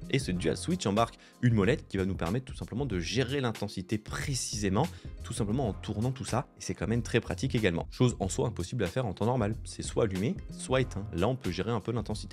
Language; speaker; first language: French; native; French